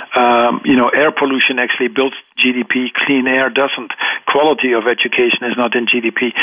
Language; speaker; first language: English; non-native, fluent; Dutch